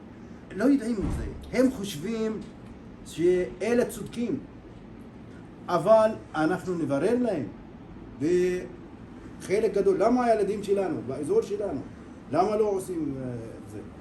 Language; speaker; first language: Hebrew; non-native, local second language; Arabic